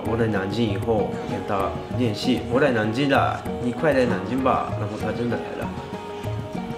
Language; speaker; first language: Chinese; non-native, fluent; Japanese